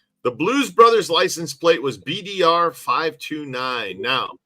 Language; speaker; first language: English; native; English